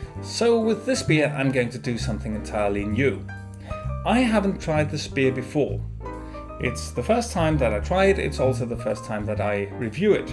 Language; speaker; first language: English; non-native, fluent; Danish